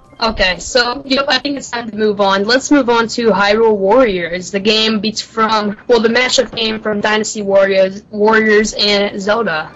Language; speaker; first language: English; native; English